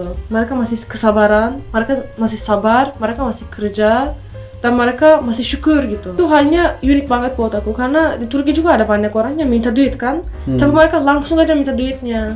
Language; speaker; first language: Indonesian; non-native, fluent; Turkish